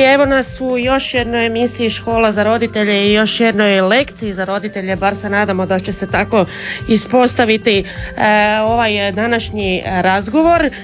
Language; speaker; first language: Serbian; native; Serbian